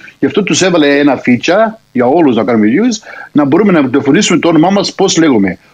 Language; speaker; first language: Greek; early bilingual, heritage; Greek